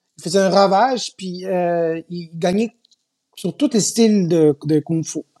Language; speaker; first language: French; native; French